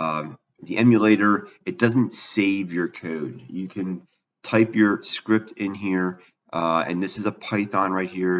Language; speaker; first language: English; native; English